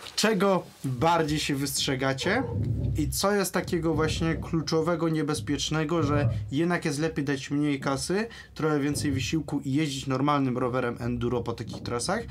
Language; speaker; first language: Polish; native; Polish